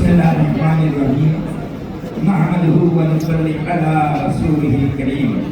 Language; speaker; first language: Urdu; non-native, fluent; Bangla